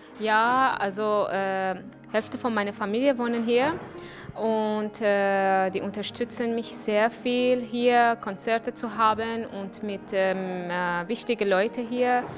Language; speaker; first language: German; non-native, fluent; Persian